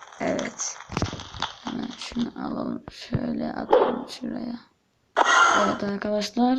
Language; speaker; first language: Turkish; native; Turkish